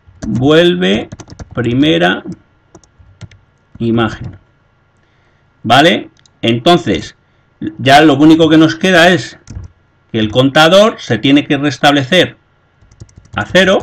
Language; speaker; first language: Spanish; native; Spanish